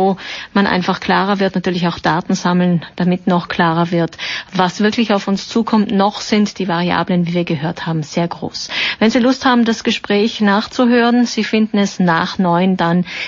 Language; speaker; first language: German; native; German